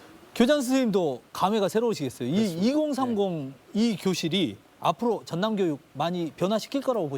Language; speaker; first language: Korean; native; Korean